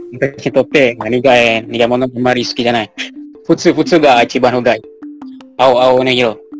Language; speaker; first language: Japanese; non-native, learner; Malay